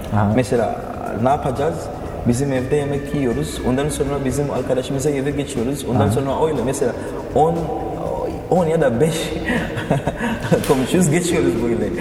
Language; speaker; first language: Turkish; non-native, learner; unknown